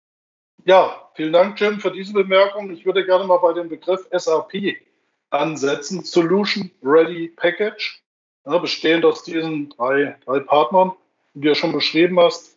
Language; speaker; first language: German; native; German